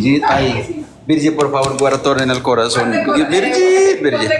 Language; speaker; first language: Spanish; non-native, fluent; Indonesian